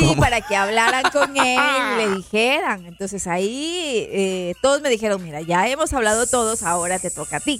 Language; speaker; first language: Spanish; native; Spanish